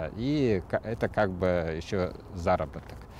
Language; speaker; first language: Russian; native; Russian